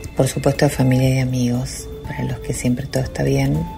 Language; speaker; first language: Spanish; native; Spanish